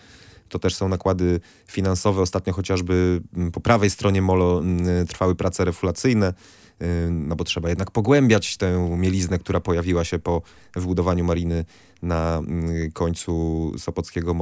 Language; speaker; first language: Polish; native; Polish